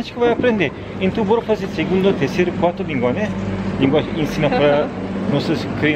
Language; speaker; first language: Portuguese; non-native, learner; Turkish